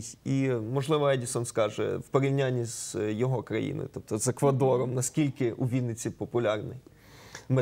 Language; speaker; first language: Ukrainian; native; Ukrainian